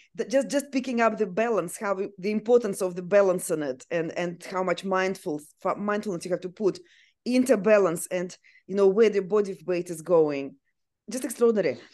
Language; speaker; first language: English; non-native, fluent; Russian